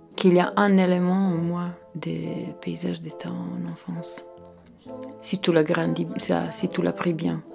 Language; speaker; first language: French; non-native, fluent; Croatian